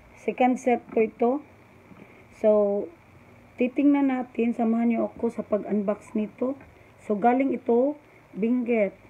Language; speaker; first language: Filipino; non-native, local second language; Cebuano